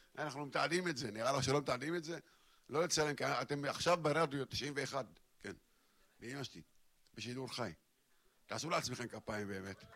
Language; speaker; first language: Hebrew; non-native, local second language; Arabic